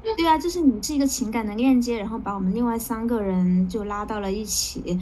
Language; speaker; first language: Chinese; native; Chinese